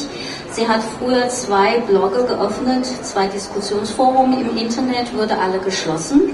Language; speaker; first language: German; non-native, fluent; Chinese